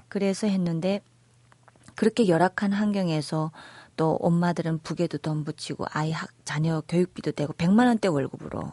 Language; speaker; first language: Korean; native; Korean